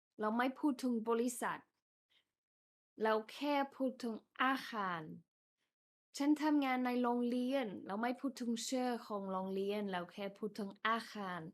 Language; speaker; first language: Thai; non-native, fluent; English